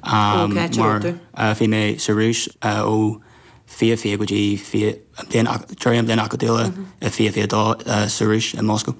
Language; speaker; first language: Irish; non-native, local second language; English